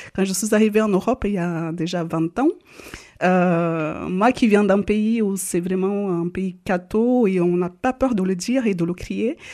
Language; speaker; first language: French; non-native, fluent; Portuguese